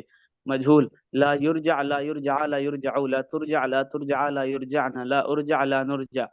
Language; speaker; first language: Arabic; non-native, learner; Urdu